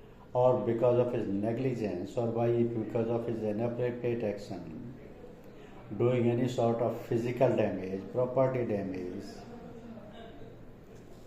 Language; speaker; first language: English; non-native, local second language; Hindi